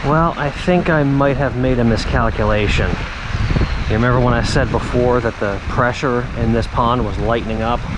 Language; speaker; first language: English; native; English